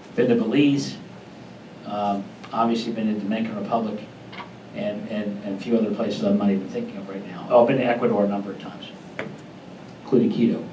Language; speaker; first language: English; native; English